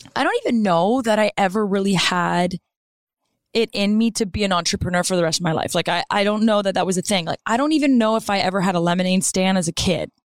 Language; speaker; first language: English; non-native, fluent; French